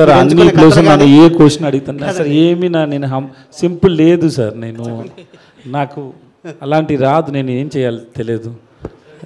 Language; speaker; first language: Telugu; non-native, learner; Tamil